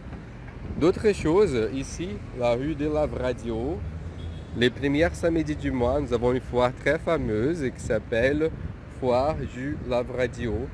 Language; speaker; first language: French; non-native, fluent; Portuguese